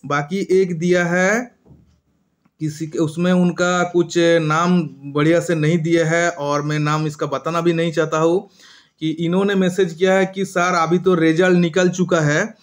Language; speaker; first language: Hindi; non-native, local second language; Bangla